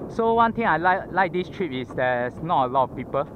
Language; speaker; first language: English; non-native, local second language; Chinese